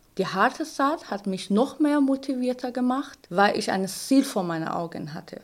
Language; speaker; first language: German; non-native, fluent; Persian